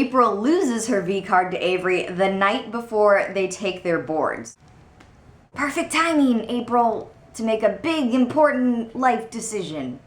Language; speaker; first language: English; native; English